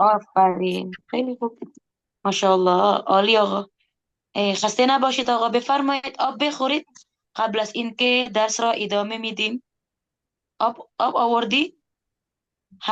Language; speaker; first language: Persian; non-native, fluent; Indonesian